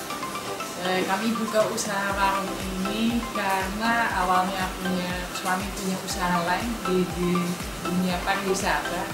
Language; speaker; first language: Indonesian; non-native, fluent; Dutch